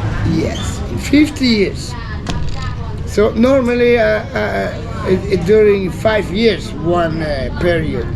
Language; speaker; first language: English; non-native, learner; Italian